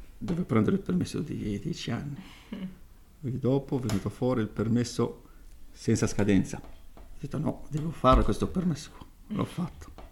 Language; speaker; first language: Italian; non-native, fluent; Arabic